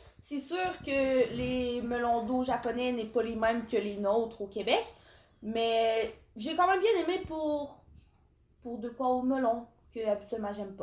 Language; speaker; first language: French; native; French